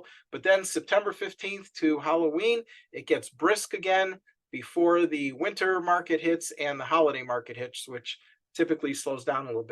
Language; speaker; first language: English; native; English